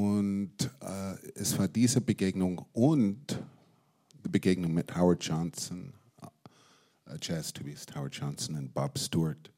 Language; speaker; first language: German; non-native, fluent; English